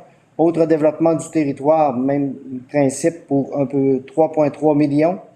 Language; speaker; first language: French; native; French